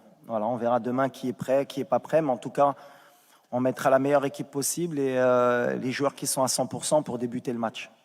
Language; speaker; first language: French; native; French